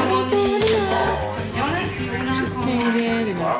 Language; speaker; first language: Spanish; non-native, learner; German